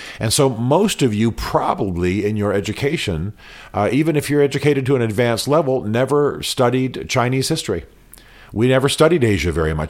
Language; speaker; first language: English; native; English